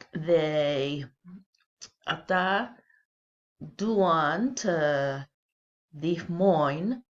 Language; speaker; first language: Albanian; non-native, learner; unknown